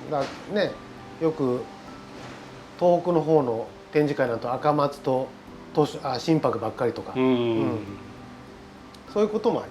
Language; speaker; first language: Japanese; native; Japanese